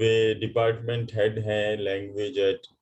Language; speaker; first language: Hindi; native; Hindi